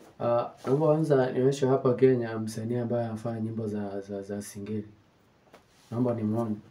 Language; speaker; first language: Swahili; non-native, local second language; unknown